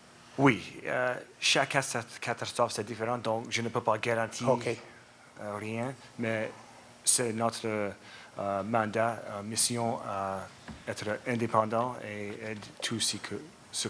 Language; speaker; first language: French; non-native, learner; English